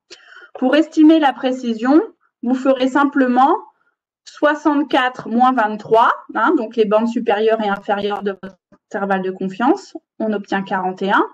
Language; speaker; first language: French; native; French